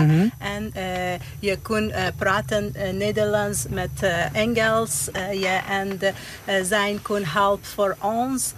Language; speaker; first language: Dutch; non-native, learner; Persian